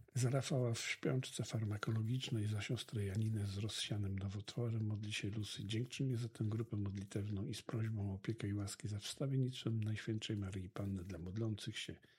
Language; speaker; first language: Polish; native; Polish